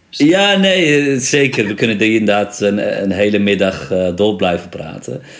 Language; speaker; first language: Dutch; early bilingual, other home language; Riffian